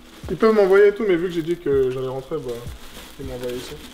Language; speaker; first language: French; early bilingual, heritage; French